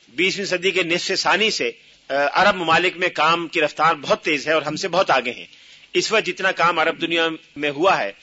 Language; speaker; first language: Urdu; native; Urdu